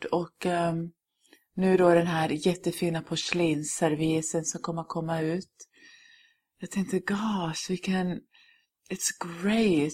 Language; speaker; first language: Swedish; early bilingual, other home language; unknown